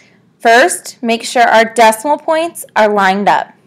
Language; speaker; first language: English; native; English